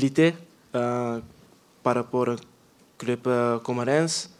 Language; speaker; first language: French; non-native, learner; Dutch